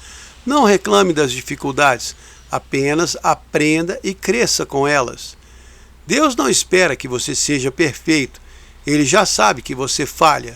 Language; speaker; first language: Portuguese; native; Portuguese